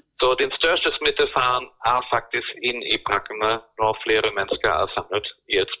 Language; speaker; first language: Norwegian; non-native, fluent; German